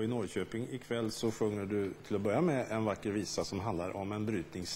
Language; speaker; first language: Swedish; native; Swedish